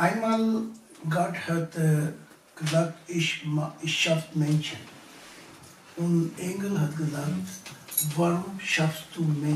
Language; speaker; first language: German; non-native, learner; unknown